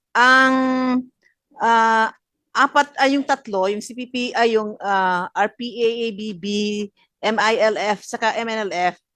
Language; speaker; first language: Filipino; non-native, local second language; Hiligaynon